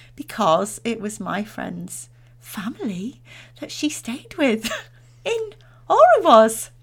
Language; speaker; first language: English; native; English